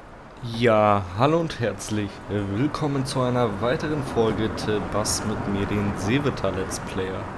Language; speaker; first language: German; native; German